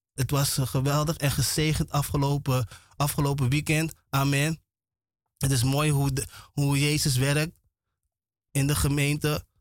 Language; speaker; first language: Dutch; native; Dutch